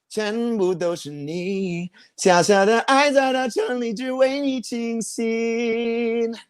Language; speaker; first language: Chinese; non-native, fluent; English